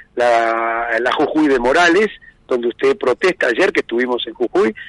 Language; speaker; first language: Spanish; native; Spanish